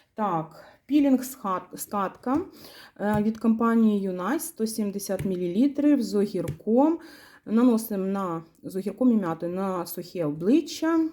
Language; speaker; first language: Ukrainian; non-native, local second language; Russian